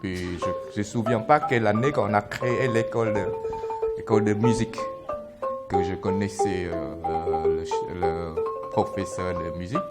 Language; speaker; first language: French; non-native, learner; Khmer